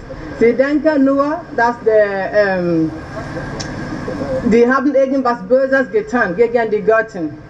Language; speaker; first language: German; non-native, learner; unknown